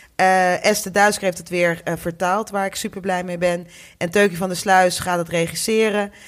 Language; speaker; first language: Dutch; native; Dutch